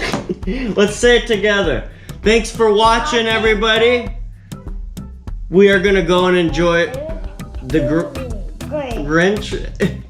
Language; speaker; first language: English; native; English